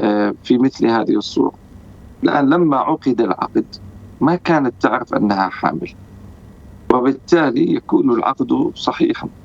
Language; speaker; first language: Arabic; native; Arabic